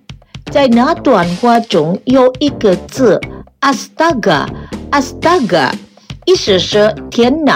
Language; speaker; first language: Chinese; non-native, fluent; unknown